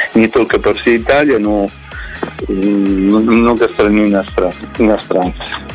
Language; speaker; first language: Russian; non-native, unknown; Italian